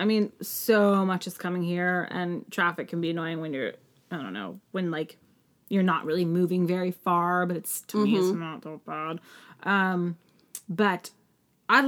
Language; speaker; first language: English; native; English